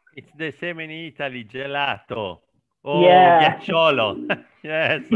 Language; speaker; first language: English; non-native, learner; Italian